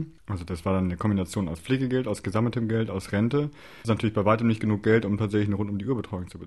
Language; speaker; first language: German; native; German